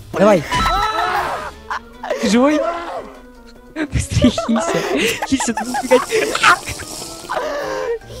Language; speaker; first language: Russian; native; Russian